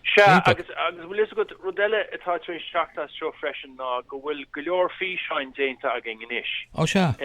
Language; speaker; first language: Irish; native; Irish